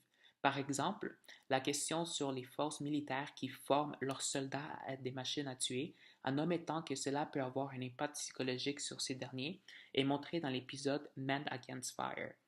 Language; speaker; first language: French; native; French